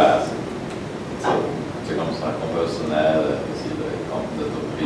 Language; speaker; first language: French; non-native, learner; Polish